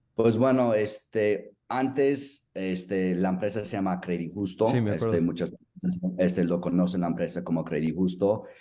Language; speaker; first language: Spanish; non-native, fluent; English